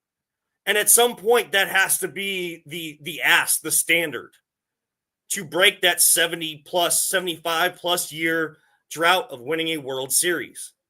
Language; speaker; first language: English; native; English